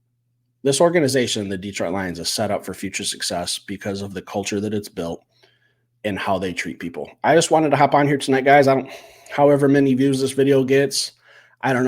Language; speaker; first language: English; native; English